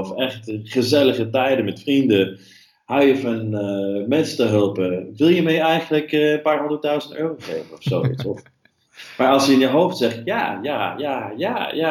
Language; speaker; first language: Dutch; non-native, fluent; English